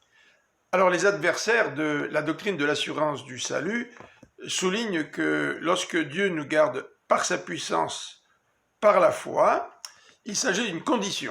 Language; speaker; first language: French; native; French